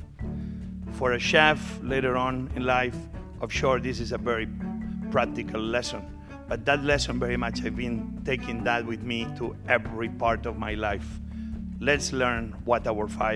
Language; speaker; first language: English; non-native, fluent; Spanish